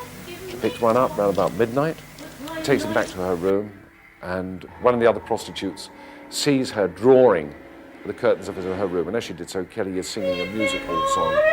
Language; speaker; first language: English; native; English